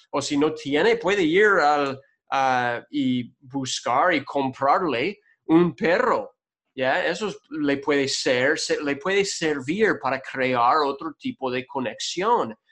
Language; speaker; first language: Spanish; non-native, fluent; English